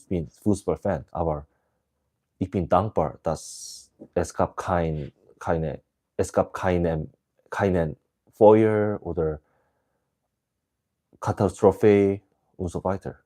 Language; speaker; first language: German; non-native, learner; English